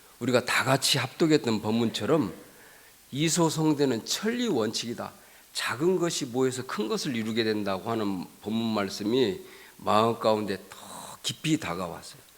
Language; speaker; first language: Korean; native; Korean